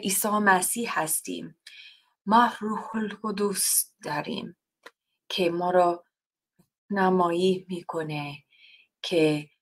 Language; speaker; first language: Persian; non-native, fluent; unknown